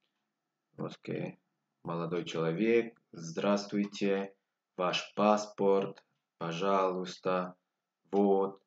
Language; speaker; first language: Russian; non-native, learner; Spanish